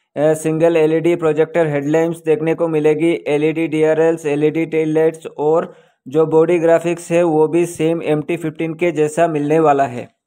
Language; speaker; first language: Hindi; native; Hindi